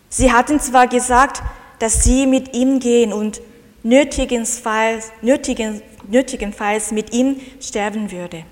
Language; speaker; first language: German; non-native, fluent; Korean